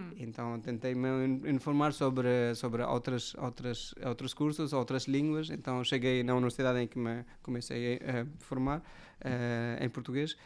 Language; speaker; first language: Portuguese; non-native, fluent; Hindi